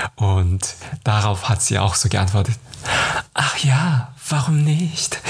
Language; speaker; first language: German; non-native, fluent; Korean